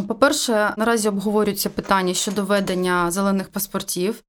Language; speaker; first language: Ukrainian; native; Ukrainian